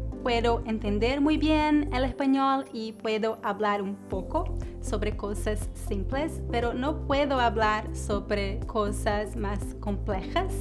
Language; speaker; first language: Spanish; non-native, learner; Portuguese